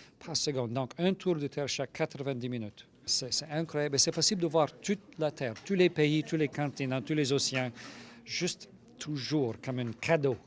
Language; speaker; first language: French; non-native, local second language; English